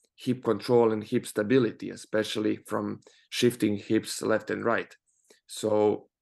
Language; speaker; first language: English; non-native, fluent; Croatian